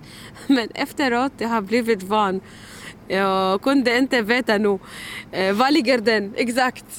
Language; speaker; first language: Swedish; non-native, learner; Arabic